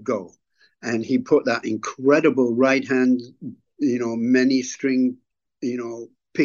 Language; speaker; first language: English; native; English